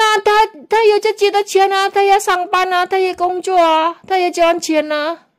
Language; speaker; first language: Chinese; non-native, local second language; Indonesian